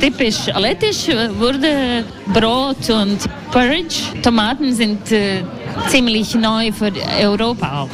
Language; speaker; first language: German; non-native, learner; Latvian